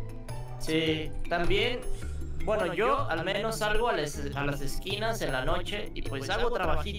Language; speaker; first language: Spanish; native; Spanish